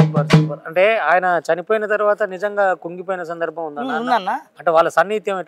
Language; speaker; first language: Telugu; native; Telugu